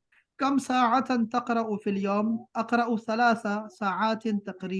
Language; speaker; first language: Arabic; non-native, fluent; Urdu